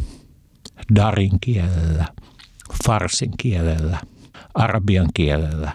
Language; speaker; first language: Finnish; native; Finnish